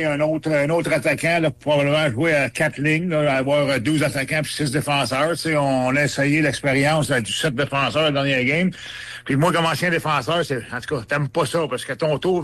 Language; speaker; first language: French; native; French